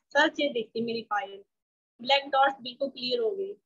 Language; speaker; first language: Hindi; native; Hindi